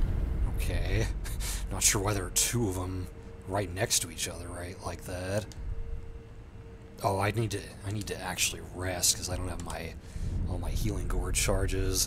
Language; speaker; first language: English; native; English